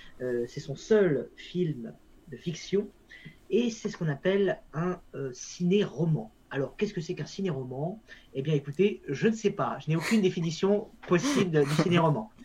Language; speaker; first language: French; native; French